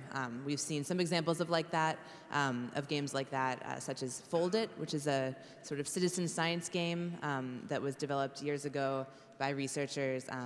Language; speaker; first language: English; native; English